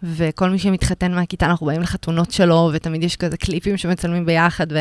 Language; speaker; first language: Hebrew; early bilingual, other home language; Russian